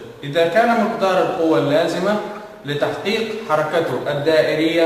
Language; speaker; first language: Arabic; native; Arabic